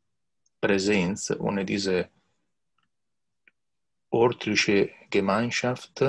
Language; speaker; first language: German; non-native, learner; Italian